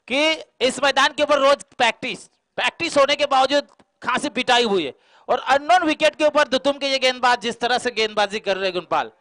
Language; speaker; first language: Hindi; non-native, local second language; Marathi